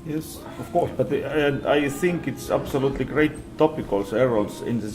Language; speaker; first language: English; non-native, fluent; Estonian